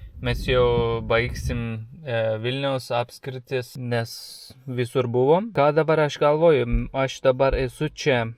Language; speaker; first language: Lithuanian; non-native, fluent; Turkish